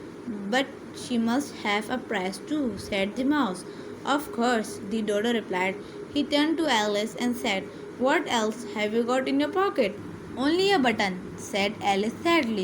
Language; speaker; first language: English; non-native, local second language; Urdu